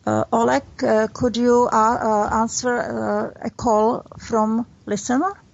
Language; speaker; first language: English; non-native, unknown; Czech